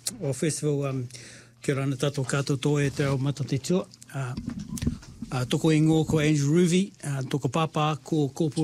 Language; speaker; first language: English; native; English